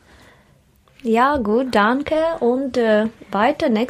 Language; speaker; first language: German; non-native, learner; Russian